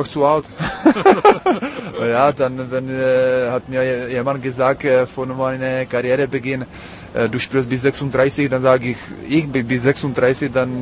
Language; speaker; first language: German; non-native, fluent; Czech